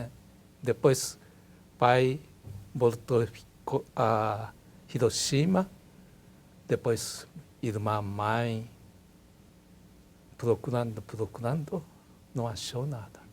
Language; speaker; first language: Portuguese; non-native, learner; Japanese